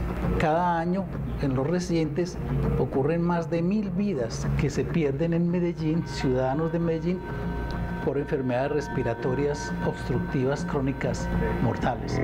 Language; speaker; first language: Spanish; native; Spanish